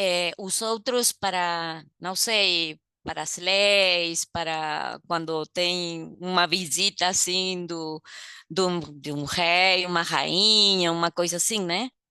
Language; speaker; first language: Portuguese; non-native, fluent; Spanish